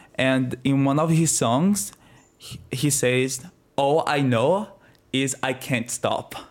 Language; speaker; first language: English; non-native, fluent; Portuguese